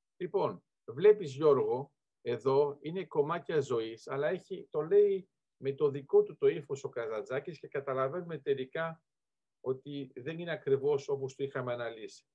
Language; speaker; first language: Greek; early bilingual, heritage; Greek